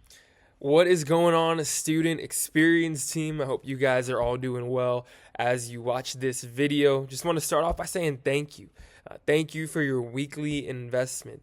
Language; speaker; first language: English; native; English